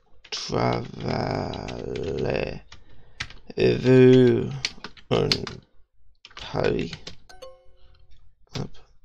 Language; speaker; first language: French; non-native, learner; English